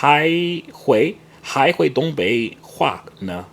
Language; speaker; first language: Chinese; non-native, learner; English